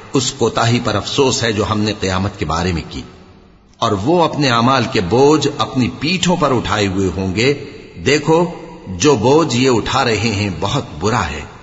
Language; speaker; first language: Urdu; native; Urdu